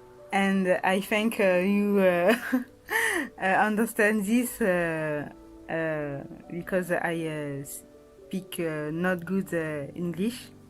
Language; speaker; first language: English; non-native, learner; French